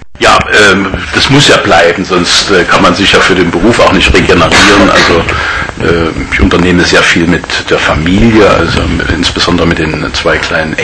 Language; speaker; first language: German; native; German